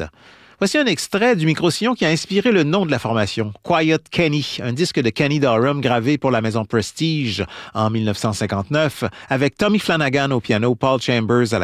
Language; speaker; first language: French; native; French